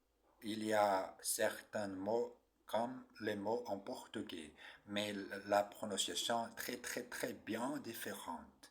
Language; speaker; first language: French; non-native, learner; Portuguese